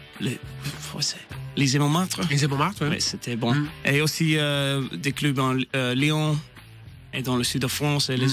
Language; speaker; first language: French; non-native, learner; English